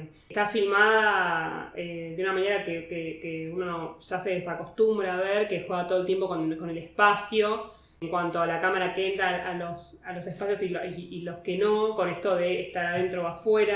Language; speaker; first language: Spanish; native; Spanish